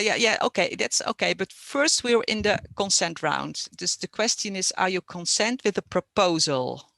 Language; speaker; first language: English; non-native, fluent; Dutch